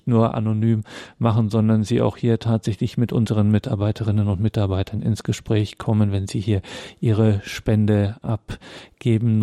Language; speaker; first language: German; native; German